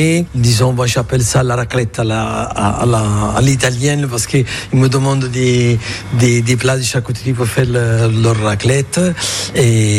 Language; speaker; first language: French; non-native, fluent; Italian